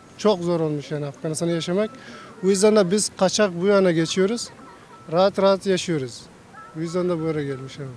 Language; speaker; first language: Turkish; non-native, learner; Persian